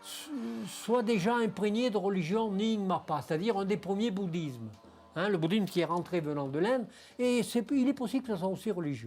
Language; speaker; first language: French; native; French